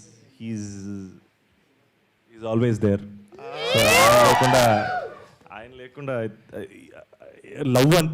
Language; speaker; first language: Telugu; native; Telugu